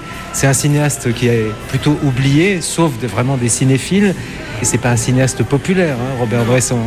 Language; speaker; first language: French; native; French